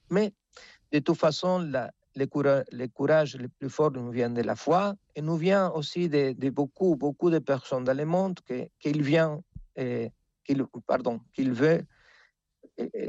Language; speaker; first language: French; non-native, fluent; Spanish